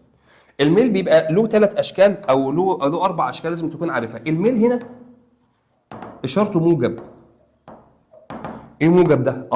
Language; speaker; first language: Arabic; native; Arabic